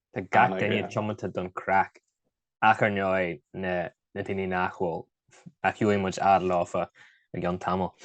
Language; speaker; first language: Irish; native; Irish